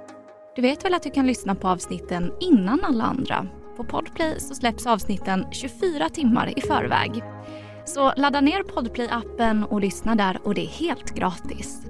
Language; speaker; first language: Swedish; native; Swedish